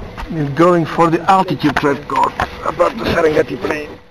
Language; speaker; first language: English; non-native, fluent; Dutch